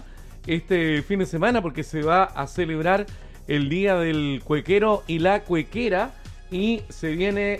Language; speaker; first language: Spanish; native; Spanish